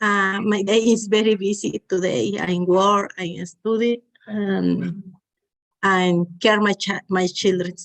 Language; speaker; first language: English; non-native, learner; Spanish